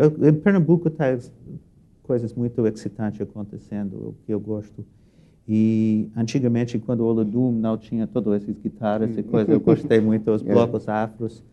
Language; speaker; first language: Portuguese; non-native, fluent; English